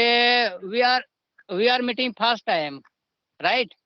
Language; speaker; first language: English; non-native, learner; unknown